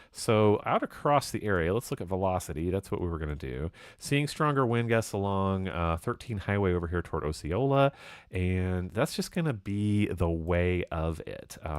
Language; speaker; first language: English; native; English